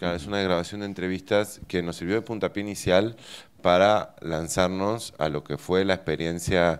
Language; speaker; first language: Spanish; native; Spanish